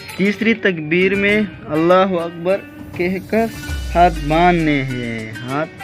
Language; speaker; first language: Urdu; non-native, local second language; Pashto